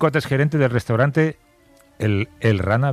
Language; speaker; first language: Spanish; native; Spanish